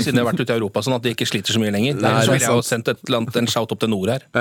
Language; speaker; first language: Norwegian; native; Norwegian